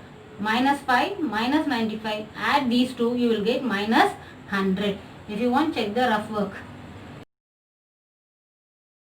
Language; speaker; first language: English; non-native, local second language; Tamil